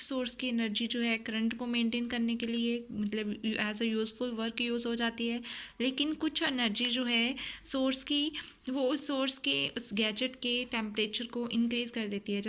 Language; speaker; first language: Hindi; native; Hindi